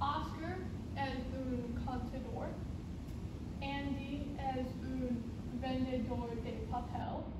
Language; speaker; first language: Spanish; non-native, learner; English